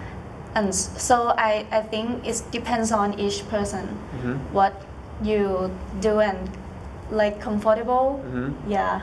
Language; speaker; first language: English; non-native, learner; Thai